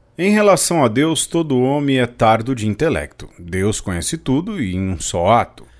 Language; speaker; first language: Portuguese; native; Portuguese